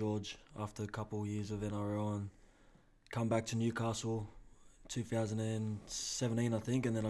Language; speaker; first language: English; native; English